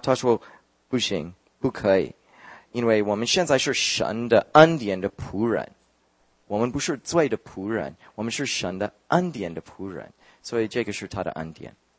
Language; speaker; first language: Chinese; non-native, fluent; English